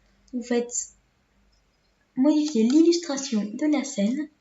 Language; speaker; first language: French; native; French